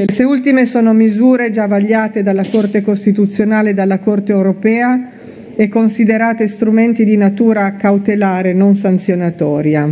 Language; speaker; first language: Italian; native; Italian